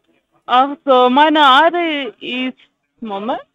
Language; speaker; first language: German; non-native, learner; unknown